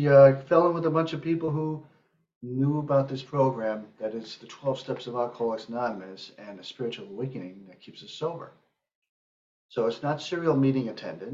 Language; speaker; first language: English; native; English